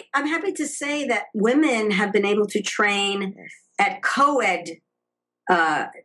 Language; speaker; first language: English; native; English